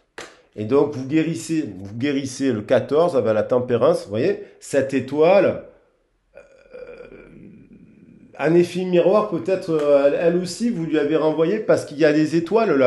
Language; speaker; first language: French; native; French